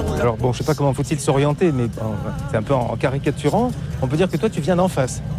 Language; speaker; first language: French; native; French